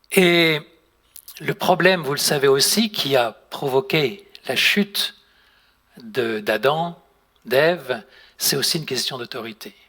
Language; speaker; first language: French; native; French